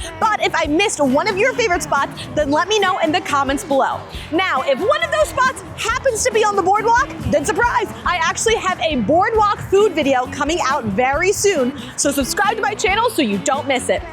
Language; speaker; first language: English; native; English